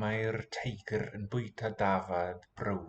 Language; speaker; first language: Welsh; non-native, learner; English